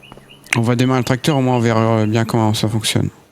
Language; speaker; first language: French; native; French